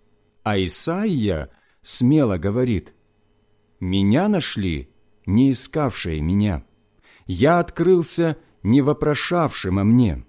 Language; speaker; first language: Russian; native; Russian